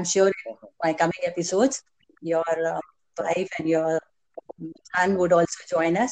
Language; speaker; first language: English; non-native, local second language; Hindi